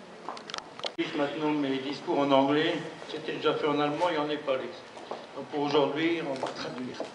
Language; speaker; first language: French; native; French